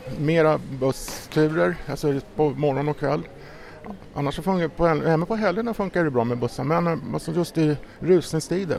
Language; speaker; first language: Swedish; native; Swedish